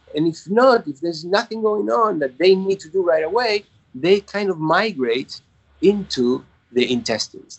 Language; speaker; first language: English; non-native, fluent; Spanish